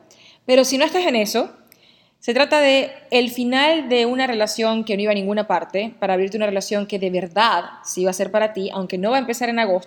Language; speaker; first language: Spanish; native; Spanish